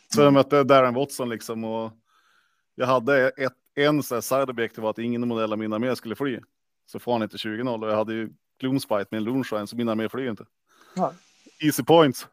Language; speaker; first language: Swedish; native; Swedish